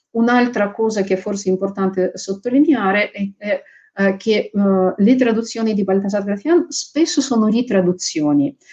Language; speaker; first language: Italian; non-native, fluent; Russian